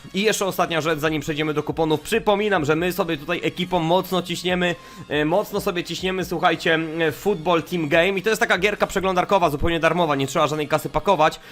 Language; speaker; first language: Polish; native; Polish